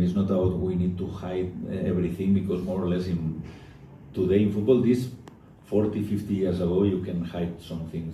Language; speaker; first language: English; non-native, fluent; Spanish